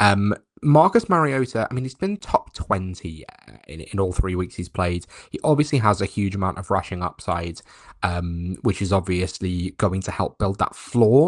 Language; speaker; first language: English; native; English